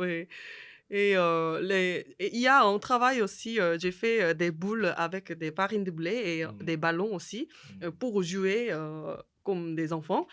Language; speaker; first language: French; non-native, fluent; Korean